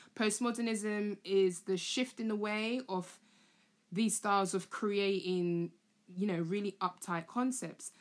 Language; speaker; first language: English; native; English